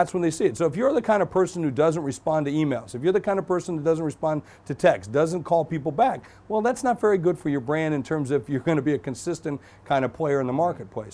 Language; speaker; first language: English; native; English